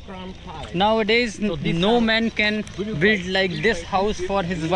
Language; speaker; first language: English; non-native, learner; Hindi